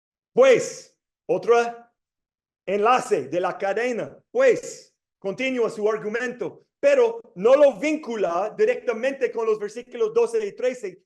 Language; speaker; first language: Spanish; non-native, fluent; English